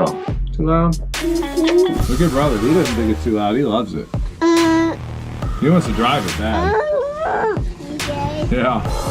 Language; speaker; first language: English; native; English